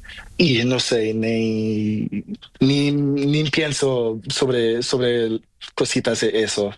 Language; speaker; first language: Spanish; non-native, learner; Portuguese